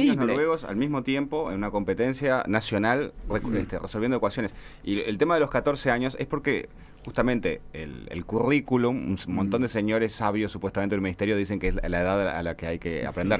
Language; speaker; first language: Spanish; native; Spanish